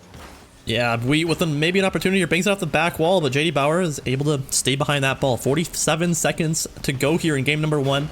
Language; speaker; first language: English; native; English